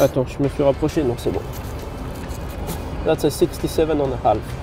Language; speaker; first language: French; native; French